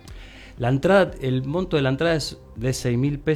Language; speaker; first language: Spanish; native; Spanish